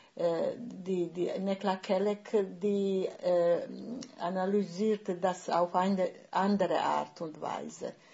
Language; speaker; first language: German; non-native, fluent; Bosnian